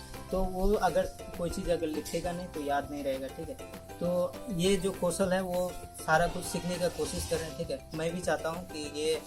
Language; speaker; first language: Hindi; native; Hindi